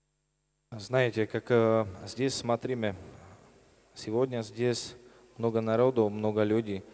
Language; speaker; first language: Russian; non-native, learner; Slovak